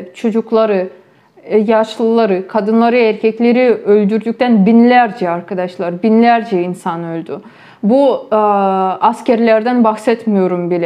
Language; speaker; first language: Turkish; non-native, fluent; Ukrainian